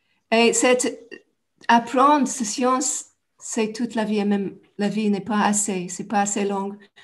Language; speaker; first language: French; non-native, fluent; English